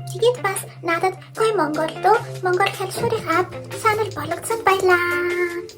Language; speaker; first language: Mongolian; non-native, learner; Spanish